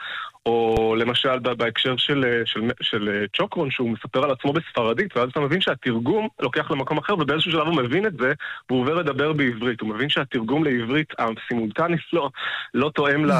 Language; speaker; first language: Hebrew; native; Hebrew